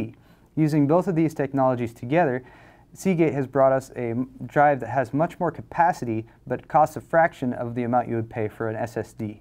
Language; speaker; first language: English; native; English